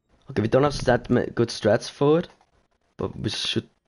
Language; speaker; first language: English; non-native, fluent; Danish